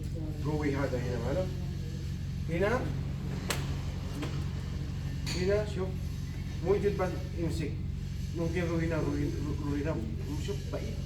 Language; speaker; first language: Arabic; non-native, learner; Filipino